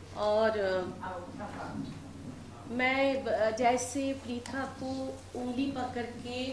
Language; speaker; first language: Hindi; non-native, local second language; Bangla